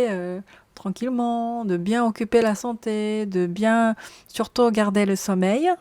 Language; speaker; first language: French; non-native, learner; Japanese